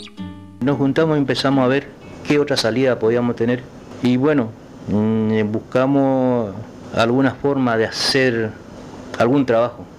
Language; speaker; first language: Spanish; native; Spanish